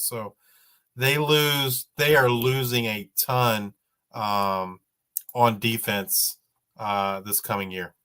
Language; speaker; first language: English; native; English